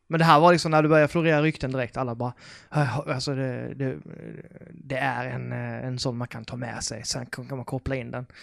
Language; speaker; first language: Swedish; native; Swedish